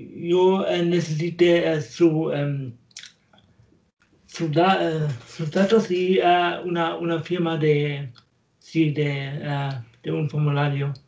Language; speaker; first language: Spanish; non-native, learner; German